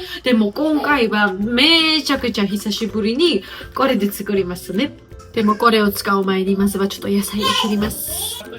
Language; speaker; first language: Japanese; non-native, fluent; Georgian